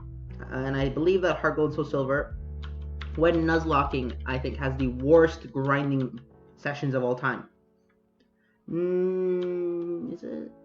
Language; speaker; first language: English; native; English